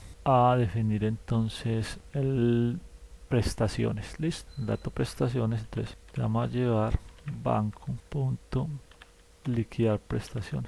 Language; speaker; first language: Spanish; native; Spanish